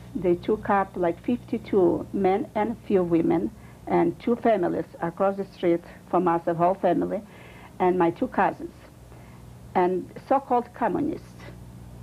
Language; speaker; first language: English; non-native, fluent; Russian